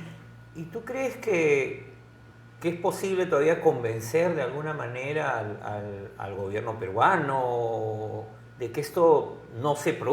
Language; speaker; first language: Spanish; native; Spanish